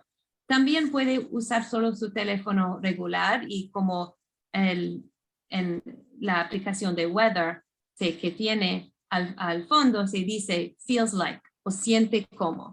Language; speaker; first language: Spanish; non-native, fluent; English